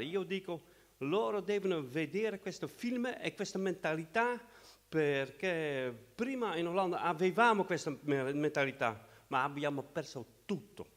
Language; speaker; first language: Italian; non-native, fluent; Dutch